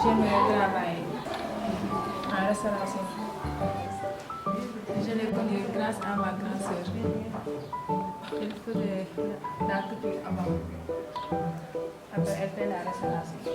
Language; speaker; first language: French; non-native, local second language; Wolof